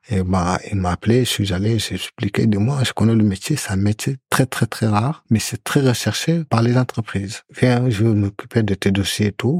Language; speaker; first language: French; non-native, local second language; Soninke